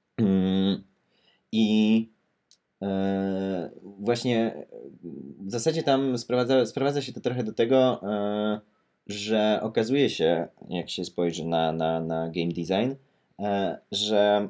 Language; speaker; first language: Polish; native; Polish